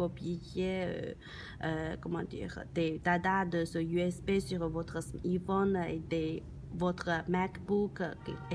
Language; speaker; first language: French; non-native, learner; Chinese